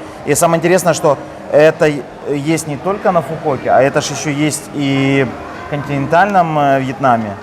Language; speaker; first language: Russian; native; Russian